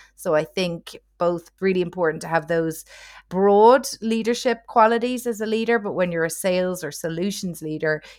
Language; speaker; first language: English; native; English